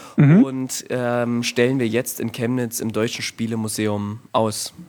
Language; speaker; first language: German; native; German